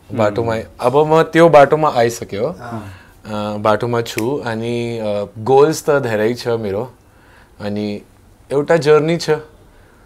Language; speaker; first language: Nepali; non-native, learner; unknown